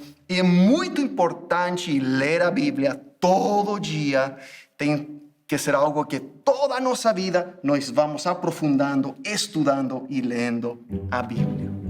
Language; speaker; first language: Portuguese; non-native, fluent; English